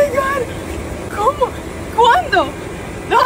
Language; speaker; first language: Spanish; non-native, learner; English